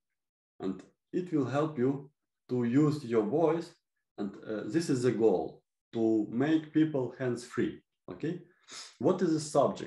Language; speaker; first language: English; non-native, fluent; Ukrainian